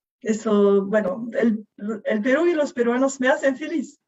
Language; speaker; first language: Spanish; non-native, fluent; Dutch